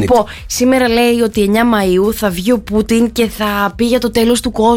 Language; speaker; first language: Greek; native; Greek